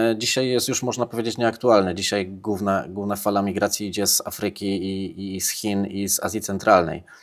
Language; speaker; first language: Polish; native; Polish